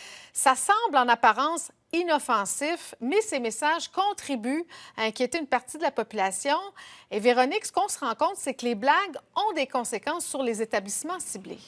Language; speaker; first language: French; native; French